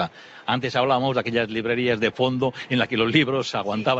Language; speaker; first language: Spanish; native; Spanish